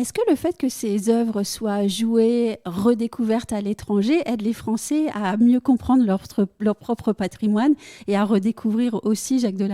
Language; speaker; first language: French; native; French